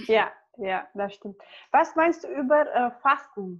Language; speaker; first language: German; non-native, fluent; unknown